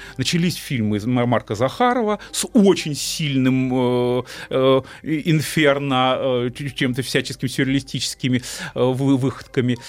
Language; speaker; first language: Russian; native; Russian